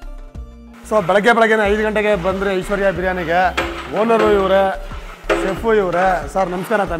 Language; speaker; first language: Kannada; native; Kannada